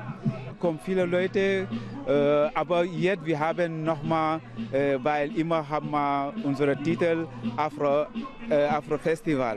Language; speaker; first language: German; non-native, learner; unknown